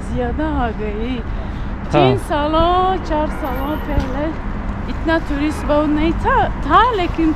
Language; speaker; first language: Hindi; non-native, learner; Tajik